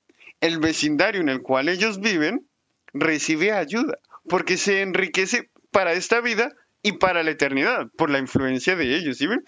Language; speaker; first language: Spanish; native; Spanish